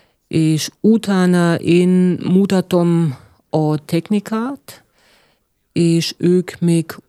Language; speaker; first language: Hungarian; non-native, learner; German